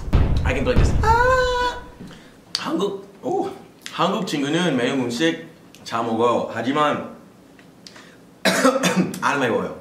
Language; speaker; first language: Korean; non-native, learner; English